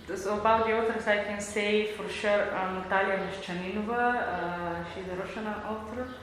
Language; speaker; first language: English; non-native, fluent; Bulgarian